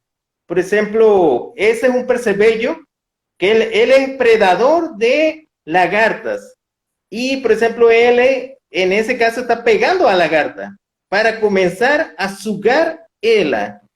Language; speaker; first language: Portuguese; non-native, fluent; Spanish